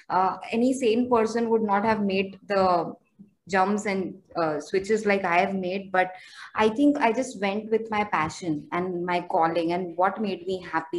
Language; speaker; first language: English; non-native, local second language; Hindi